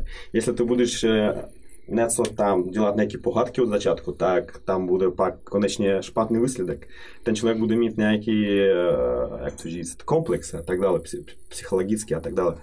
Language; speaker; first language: Czech; non-native, learner; Russian